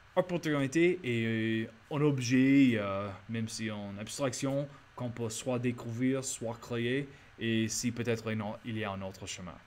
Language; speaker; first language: French; non-native, fluent; English